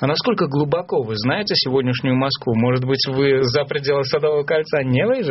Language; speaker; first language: Russian; native; Russian